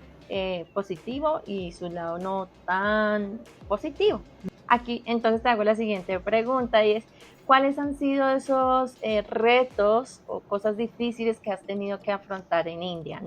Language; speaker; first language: Spanish; native; Spanish